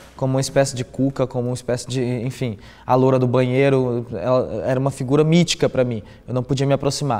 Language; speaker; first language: Portuguese; native; Portuguese